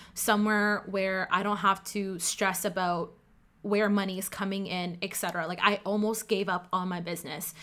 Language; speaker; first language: English; early bilingual, other home language; Cantonese